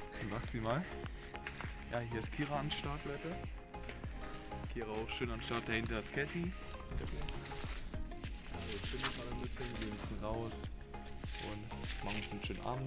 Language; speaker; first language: German; native; German